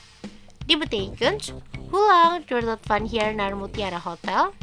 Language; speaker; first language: Dutch; non-native, fluent; Indonesian